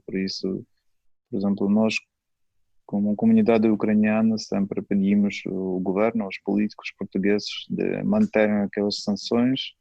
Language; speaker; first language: Portuguese; non-native, fluent; Ukrainian